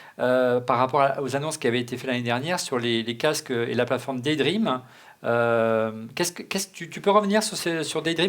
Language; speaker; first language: French; native; French